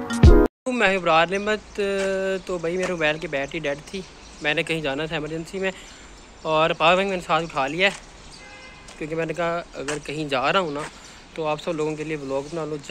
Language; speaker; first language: Urdu; non-native, local second language; Punjabi